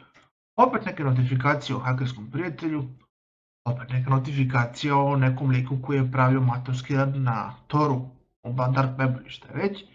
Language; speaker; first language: Bosnian; native; Bosnian